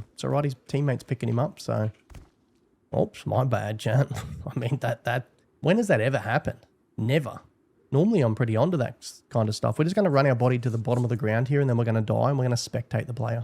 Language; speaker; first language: English; native; English